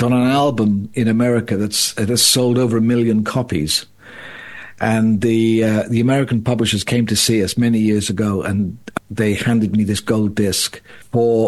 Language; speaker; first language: English; native; English